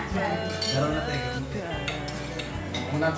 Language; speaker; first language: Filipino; non-native, local second language; Cebuano